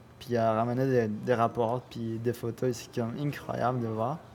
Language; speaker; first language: French; non-native, learner; Spanish